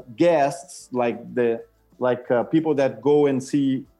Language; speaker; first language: English; non-native, fluent; Portuguese